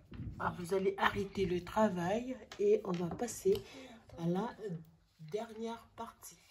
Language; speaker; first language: French; non-native, local second language; Arabic